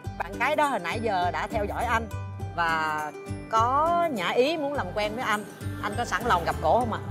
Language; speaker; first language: Vietnamese; native; Vietnamese